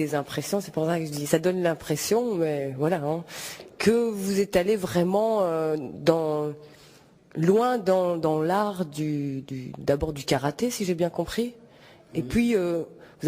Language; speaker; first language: French; native; French